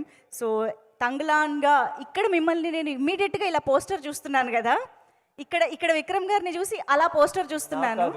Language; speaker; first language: Telugu; native; Telugu